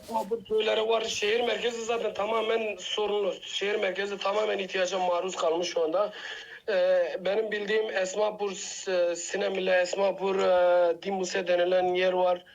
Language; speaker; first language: Turkish; native; Turkish